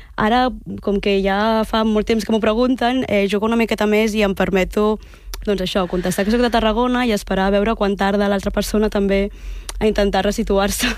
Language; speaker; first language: Catalan; native; Catalan